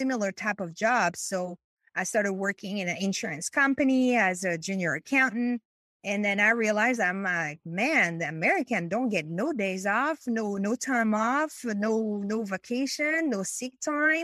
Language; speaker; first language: English; non-native, fluent; French